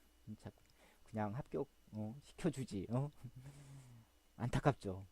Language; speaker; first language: Korean; native; Korean